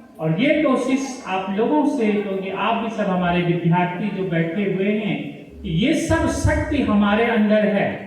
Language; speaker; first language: Hindi; native; Hindi